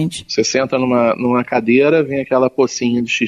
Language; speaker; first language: Portuguese; native; Portuguese